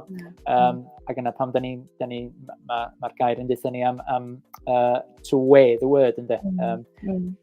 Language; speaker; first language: Welsh; native; Welsh